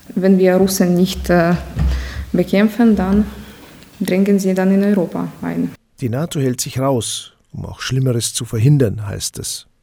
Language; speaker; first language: German; non-native, fluent; Ukrainian